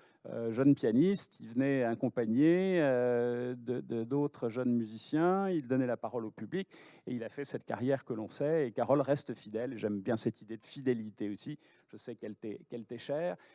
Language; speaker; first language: French; native; French